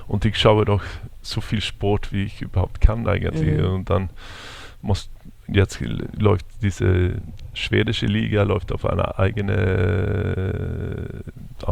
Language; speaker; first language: German; non-native, fluent; Swedish